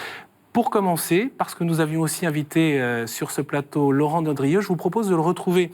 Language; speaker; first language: French; native; French